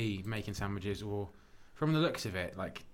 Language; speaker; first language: English; native; English